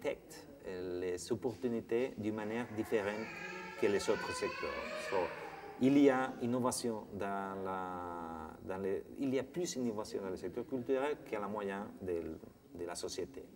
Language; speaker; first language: French; non-native, fluent; Spanish